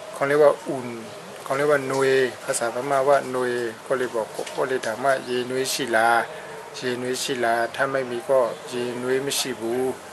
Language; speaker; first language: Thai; non-native, fluent; Burmese